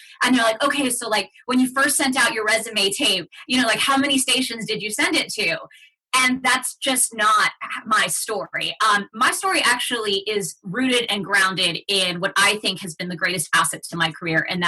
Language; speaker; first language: English; early bilingual, other home language; Spanish